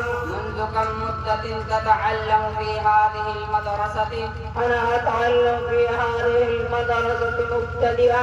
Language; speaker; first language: Arabic; non-native, learner; Urdu